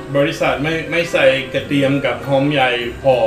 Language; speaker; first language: Thai; non-native, fluent; English